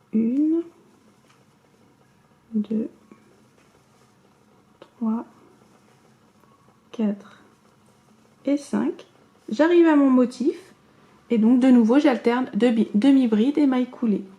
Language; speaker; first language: French; native; French